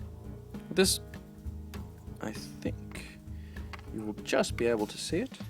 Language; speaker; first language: English; native; English